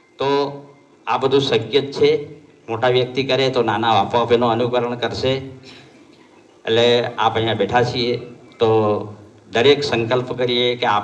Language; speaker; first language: Gujarati; non-native, local second language; Bhili